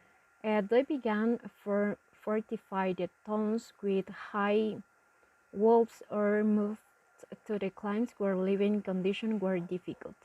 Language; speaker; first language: English; non-native, learner; Spanish